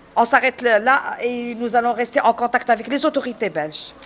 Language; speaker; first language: French; non-native, local second language; Arabic